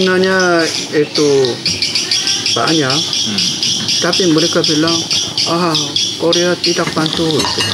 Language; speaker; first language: Indonesian; non-native, learner; Korean